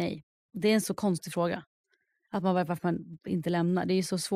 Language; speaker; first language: Swedish; native; Swedish